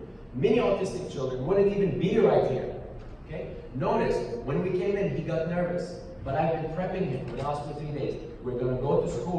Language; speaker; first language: English; non-native, fluent; Arabic